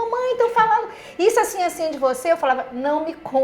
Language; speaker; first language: Portuguese; native; Portuguese